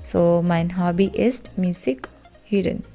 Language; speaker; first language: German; non-native, fluent; Punjabi